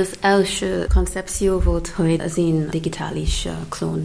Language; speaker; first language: Hungarian; non-native, fluent; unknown